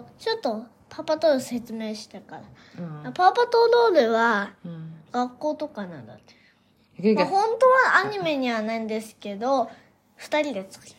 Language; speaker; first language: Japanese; early bilingual, other home language; Korean